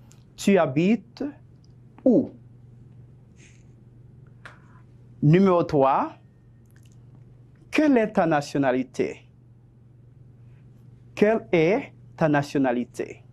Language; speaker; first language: French; non-native, fluent; Spanish